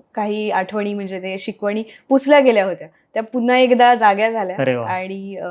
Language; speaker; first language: Marathi; native; Marathi